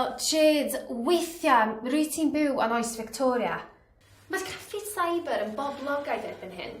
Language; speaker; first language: Welsh; non-native, learner; English